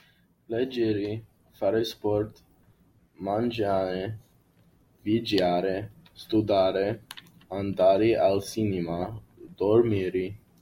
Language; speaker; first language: Italian; non-native, learner; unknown